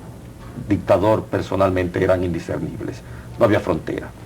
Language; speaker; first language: Spanish; native; Spanish